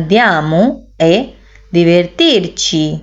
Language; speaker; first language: Italian; non-native, learner; Urdu